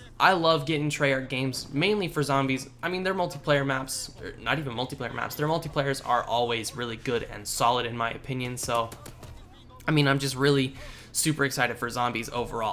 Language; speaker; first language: English; native; English